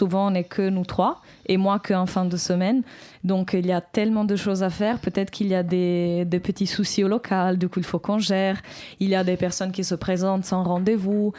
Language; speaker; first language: French; native; French